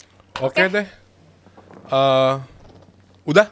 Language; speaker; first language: Indonesian; native; Indonesian